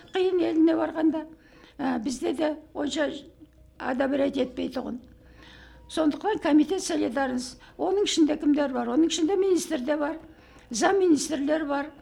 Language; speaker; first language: Kazakh; native; Kazakh